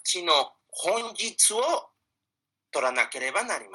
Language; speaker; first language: Japanese; non-native, fluent; Spanish